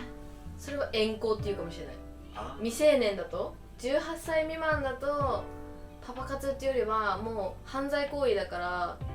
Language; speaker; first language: Japanese; native; Japanese